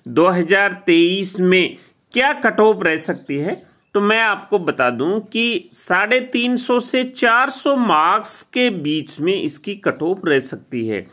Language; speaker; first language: Hindi; native; Hindi